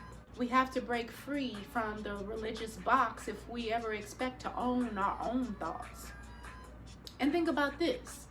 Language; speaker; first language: English; native; English